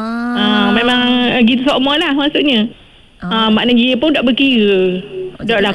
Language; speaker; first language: Malay; native; Malay